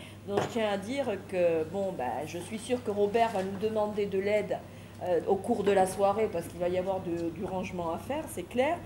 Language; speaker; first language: French; native; French